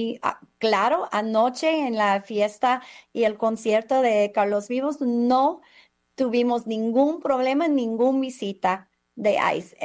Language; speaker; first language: Spanish; non-native, fluent; English